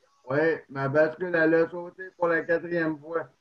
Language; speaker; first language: French; native; French